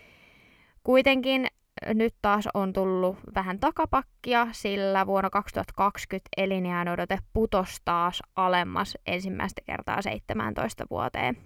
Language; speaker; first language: Finnish; native; Finnish